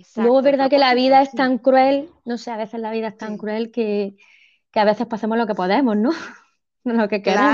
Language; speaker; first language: Spanish; native; Spanish